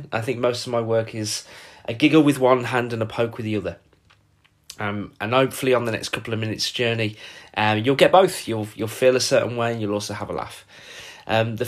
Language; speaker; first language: English; native; English